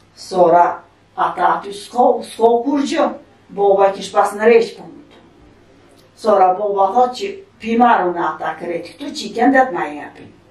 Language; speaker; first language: Albanian; early bilingual, heritage; Albanian